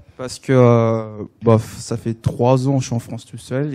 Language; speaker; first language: French; non-native, learner; English